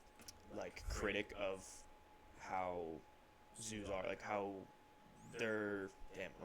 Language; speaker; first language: English; native; English